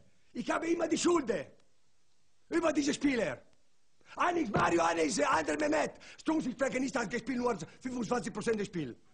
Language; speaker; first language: German; non-native, learner; Italian